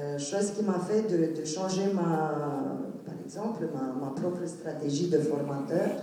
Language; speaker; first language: French; non-native, fluent; Romanian